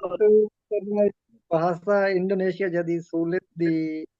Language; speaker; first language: Indonesian; non-native, learner; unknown